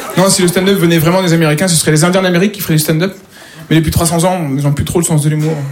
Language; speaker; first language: French; native; French